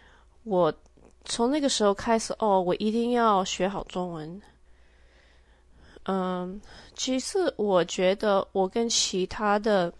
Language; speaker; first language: Chinese; early bilingual, heritage; Chinese